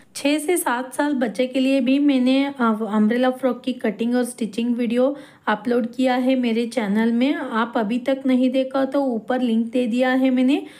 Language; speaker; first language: Hindi; non-native, local second language; Kannada